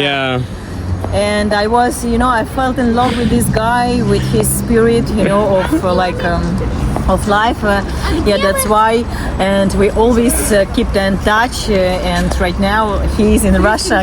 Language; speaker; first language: English; non-native, learner; Russian